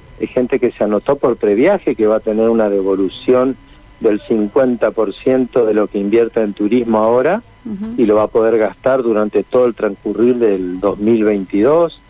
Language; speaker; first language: Spanish; native; Spanish